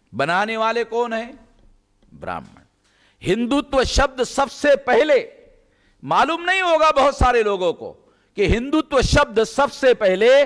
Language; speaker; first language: Hindi; non-native, local second language; Marathi